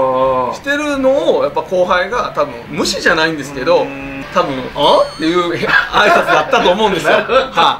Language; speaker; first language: Japanese; native; Japanese